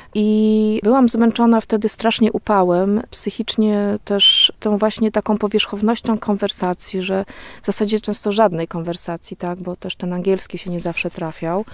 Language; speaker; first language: Polish; native; Polish